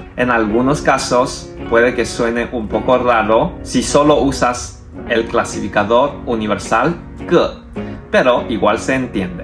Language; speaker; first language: Spanish; non-native, fluent; Chinese